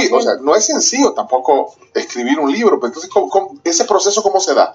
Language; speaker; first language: Spanish; native; Spanish